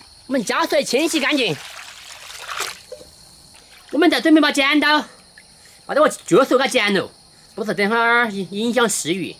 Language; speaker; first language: Chinese; native; Chinese